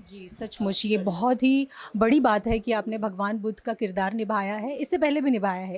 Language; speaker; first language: Hindi; native; Hindi